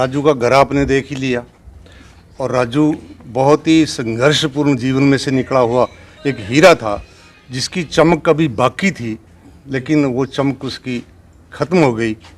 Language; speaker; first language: Hindi; native; Hindi